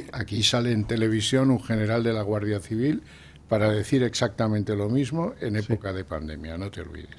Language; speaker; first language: Spanish; native; Spanish